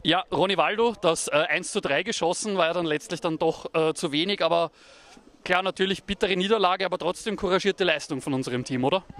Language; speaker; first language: German; native; German